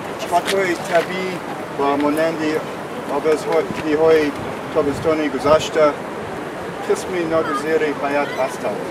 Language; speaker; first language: Tajik; non-native, learner; English